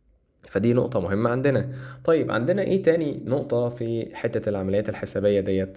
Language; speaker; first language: Arabic; native; Arabic